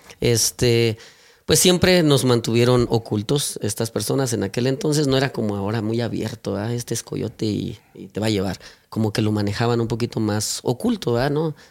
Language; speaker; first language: Spanish; native; Spanish